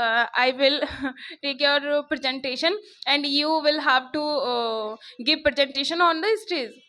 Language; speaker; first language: English; non-native, local second language; Hindi